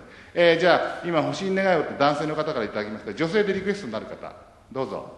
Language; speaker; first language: Japanese; native; Japanese